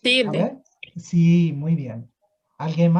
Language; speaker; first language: Spanish; non-native, fluent; Portuguese